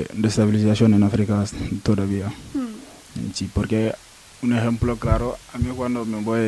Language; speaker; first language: Spanish; non-native, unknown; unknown